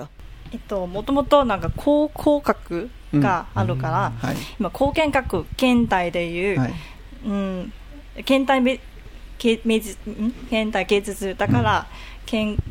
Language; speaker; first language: Japanese; non-native, learner; Cantonese